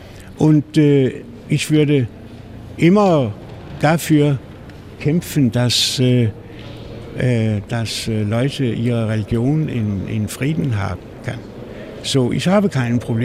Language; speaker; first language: German; non-native, fluent; Danish